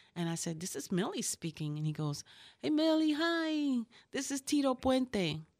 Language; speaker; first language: English; early bilingual, other home language; Spanish